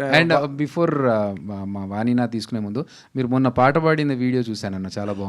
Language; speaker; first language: Telugu; native; Telugu